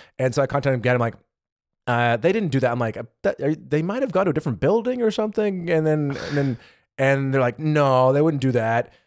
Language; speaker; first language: English; native; English